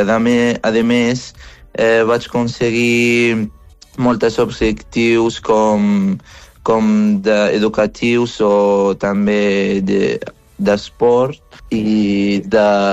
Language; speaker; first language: Catalan; non-native, fluent; Arabic